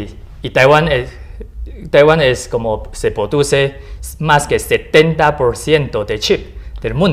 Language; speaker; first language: Spanish; non-native, learner; Chinese